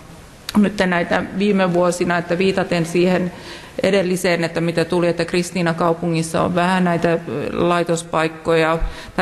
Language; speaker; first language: Finnish; native; Finnish